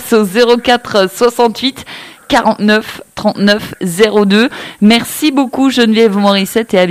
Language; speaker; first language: French; native; French